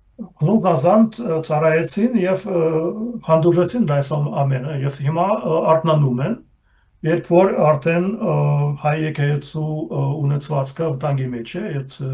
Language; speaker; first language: Armenian; non-native, fluent; German